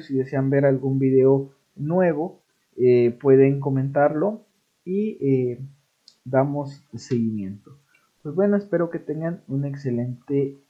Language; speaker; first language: Spanish; native; Spanish